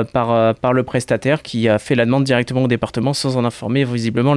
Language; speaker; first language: French; native; French